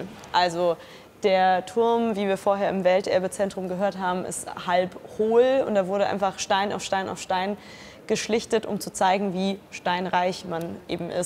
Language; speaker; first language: German; native; German